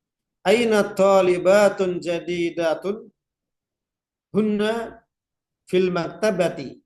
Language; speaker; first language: Arabic; non-native, fluent; Indonesian